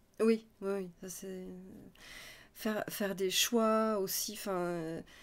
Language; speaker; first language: French; native; French